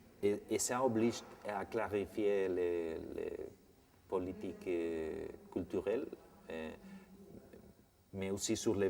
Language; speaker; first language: French; non-native, fluent; Spanish